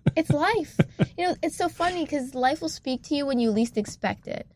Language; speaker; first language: English; native; English